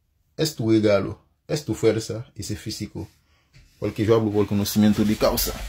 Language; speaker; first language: Spanish; non-native, fluent; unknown